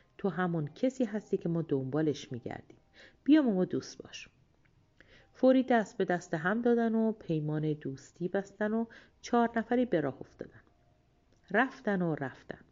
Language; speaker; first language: Persian; native; Persian